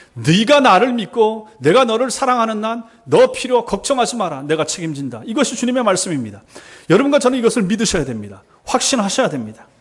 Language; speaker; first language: Korean; native; Korean